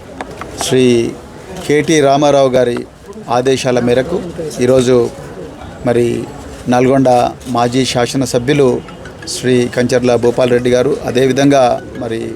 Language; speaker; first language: Telugu; native; Telugu